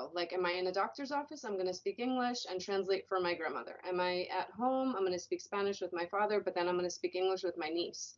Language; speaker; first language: English; native; English